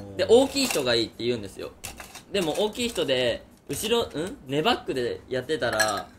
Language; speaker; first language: Japanese; native; Japanese